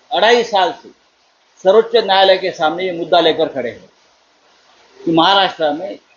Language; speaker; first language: Hindi; non-native, local second language; Marathi